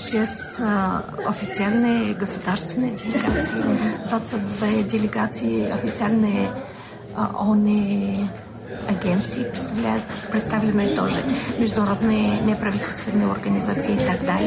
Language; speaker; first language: Russian; non-native, learner; Bulgarian